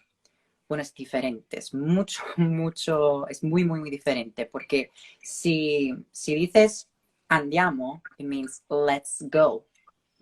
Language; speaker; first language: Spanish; non-native, fluent; Italian